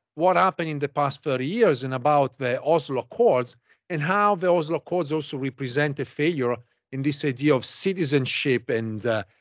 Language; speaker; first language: English; non-native, fluent; Italian